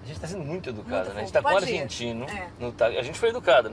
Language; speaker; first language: Portuguese; native; Portuguese